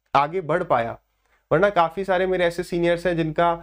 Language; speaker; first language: Hindi; native; Hindi